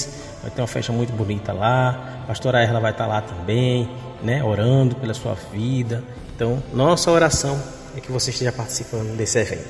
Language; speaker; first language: Portuguese; native; Portuguese